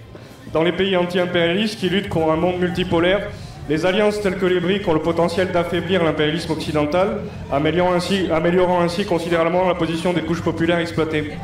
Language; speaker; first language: French; native; French